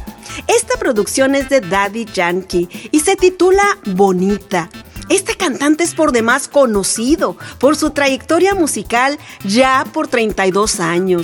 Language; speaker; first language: Spanish; native; Spanish